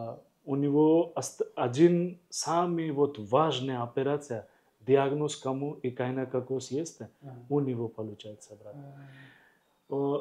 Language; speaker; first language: Russian; non-native, learner; Hindi